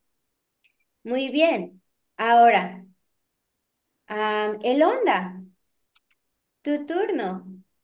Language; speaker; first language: Spanish; non-native, fluent; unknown